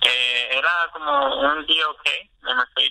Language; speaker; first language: Spanish; early bilingual, other home language; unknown